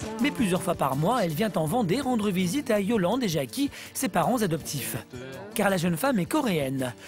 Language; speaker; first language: French; native; French